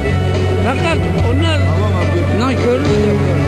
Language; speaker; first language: Turkish; non-native, local second language; Kurdish